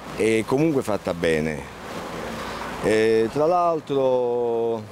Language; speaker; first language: Italian; native; Italian